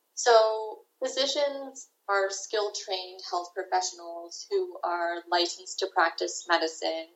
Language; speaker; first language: English; native; English